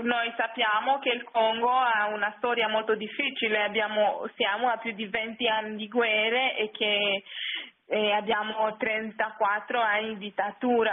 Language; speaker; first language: Italian; non-native, fluent; French